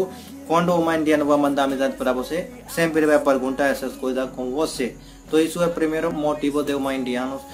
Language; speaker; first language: Portuguese; non-native, learner; Hindi